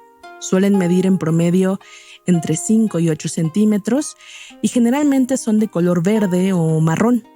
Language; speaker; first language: Spanish; native; Spanish